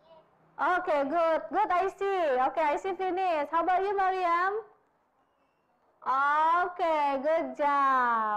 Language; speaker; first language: English; non-native, fluent; Indonesian